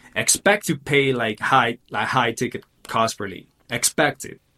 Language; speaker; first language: English; early bilingual, other home language; Spanish